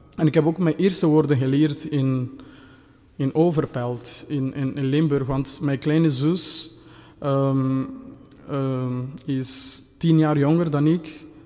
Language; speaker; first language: Dutch; non-native, fluent; Kinyarwanda